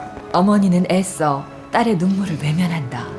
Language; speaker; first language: Korean; native; Korean